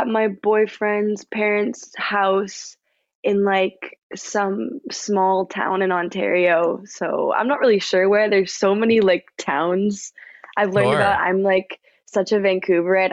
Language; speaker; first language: English; native; English